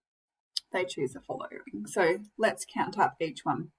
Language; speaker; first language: English; native; English